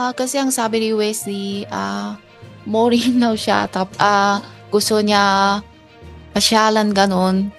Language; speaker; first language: Filipino; non-native, learner; Chinese